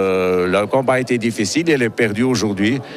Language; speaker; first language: French; native; French